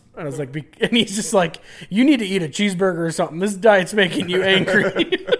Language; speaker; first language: English; native; English